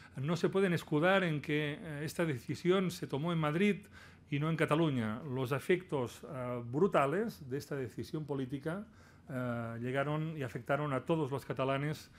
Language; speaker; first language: Spanish; non-native, local second language; Catalan